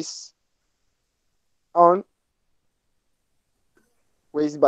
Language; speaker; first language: English; non-native, learner; Spanish